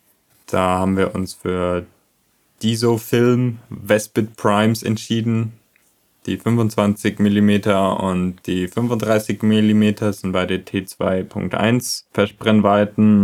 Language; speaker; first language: German; native; German